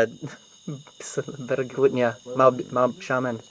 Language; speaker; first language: Indonesian; non-native, learner; English